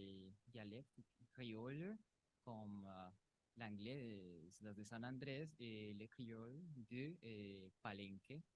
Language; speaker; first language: French; non-native, learner; Spanish